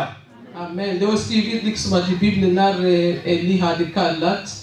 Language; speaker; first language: Swedish; non-native, learner; Swahili